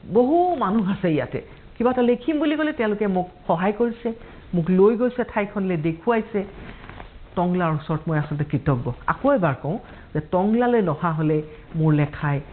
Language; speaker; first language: Assamese; native; Assamese